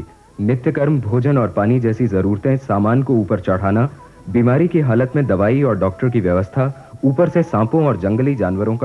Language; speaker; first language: Hindi; native; Hindi